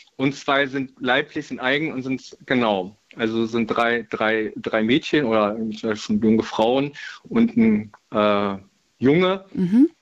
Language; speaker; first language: German; native; German